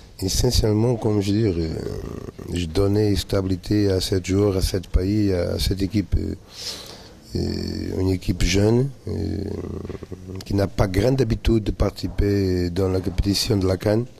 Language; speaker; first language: French; non-native, learner; Portuguese